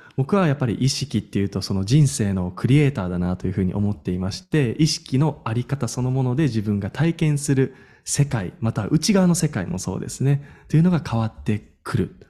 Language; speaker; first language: Japanese; native; Japanese